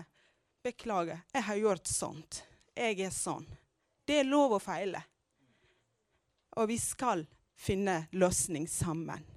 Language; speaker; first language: Norwegian; non-native, fluent; Amharic